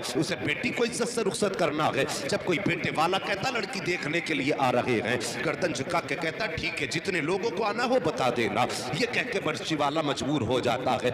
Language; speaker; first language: Urdu; native; Urdu